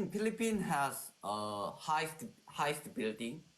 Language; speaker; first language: English; non-native, learner; Korean